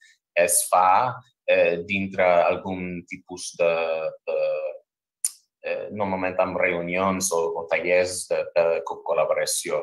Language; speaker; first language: Catalan; non-native, fluent; English